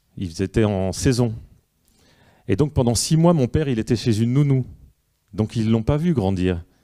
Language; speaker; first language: French; native; French